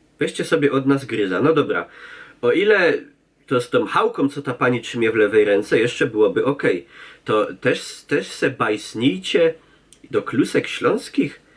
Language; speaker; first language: Polish; native; Polish